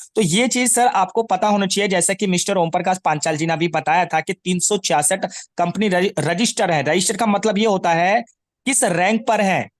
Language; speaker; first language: Hindi; native; Hindi